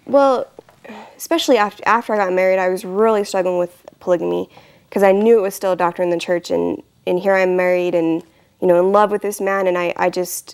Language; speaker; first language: English; native; English